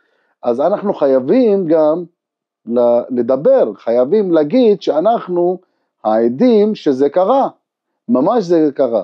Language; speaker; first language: Hebrew; non-native, local second language; Arabic